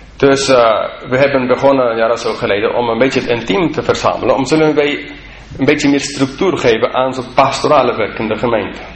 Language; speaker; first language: Dutch; non-native, fluent; English